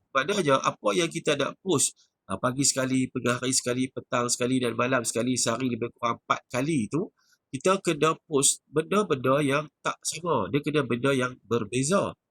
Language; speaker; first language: Malay; native; Malay